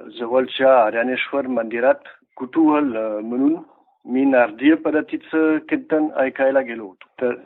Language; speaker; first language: Marathi; non-native, fluent; French